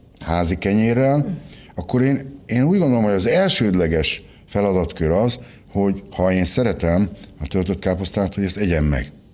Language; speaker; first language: Hungarian; native; Hungarian